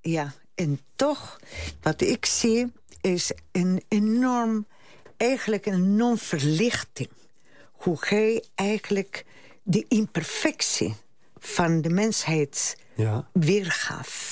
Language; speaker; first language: Dutch; non-native, fluent; Spanish